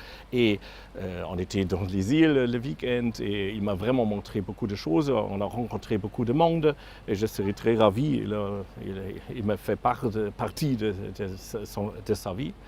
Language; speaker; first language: French; non-native, fluent; German